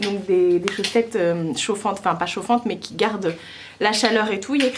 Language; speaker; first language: French; native; French